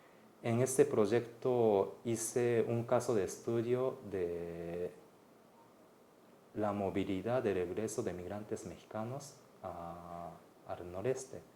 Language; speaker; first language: Spanish; non-native, fluent; Japanese